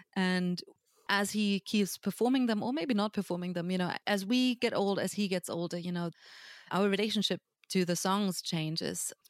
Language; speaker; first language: English; non-native, fluent; German